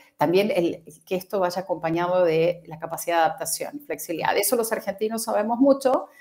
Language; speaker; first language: Spanish; native; Spanish